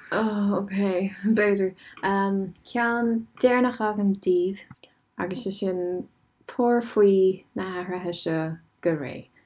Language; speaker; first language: Irish; non-native, local second language; English